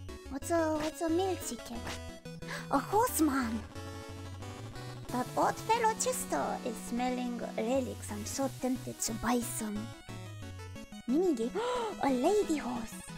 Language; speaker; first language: English; non-native, fluent; Japanese